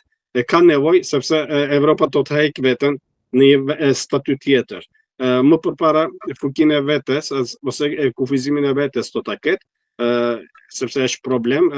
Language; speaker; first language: Albanian; non-native, fluent; Turkish